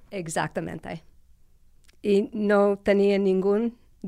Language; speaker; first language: Spanish; non-native, fluent; English